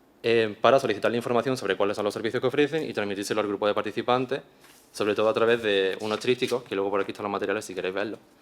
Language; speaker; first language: Spanish; native; Spanish